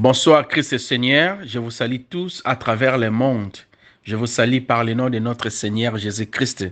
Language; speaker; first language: French; non-native, local second language; Lingala